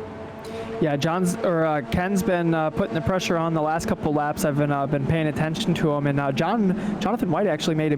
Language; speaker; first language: English; native; English